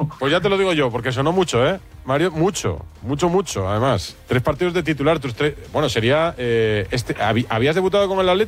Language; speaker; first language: Spanish; native; Spanish